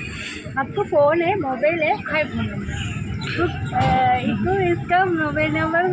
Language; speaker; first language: Hindi; non-native, local second language; Malayalam